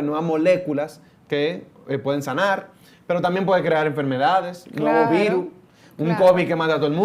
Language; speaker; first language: Spanish; native; Spanish